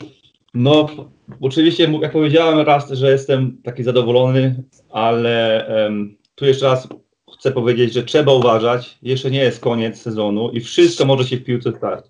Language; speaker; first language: Polish; early bilingual, heritage; Polish